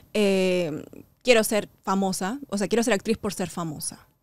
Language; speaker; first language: Spanish; native; Spanish